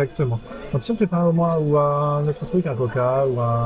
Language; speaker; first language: French; native; French